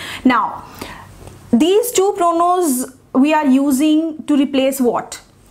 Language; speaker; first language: English; non-native, local second language; Hindi